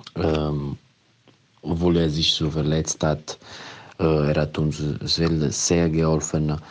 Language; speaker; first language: German; non-native, fluent; Italian